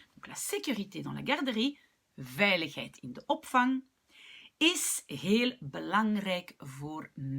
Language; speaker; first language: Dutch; non-native, local second language; French